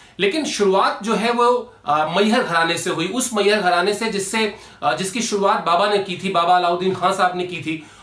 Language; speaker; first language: Hindi; native; Hindi